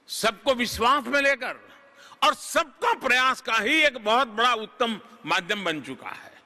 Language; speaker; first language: Hindi; non-native, local second language; Gujarati